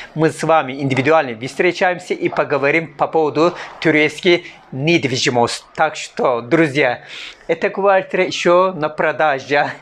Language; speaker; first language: Russian; non-native, learner; Turkish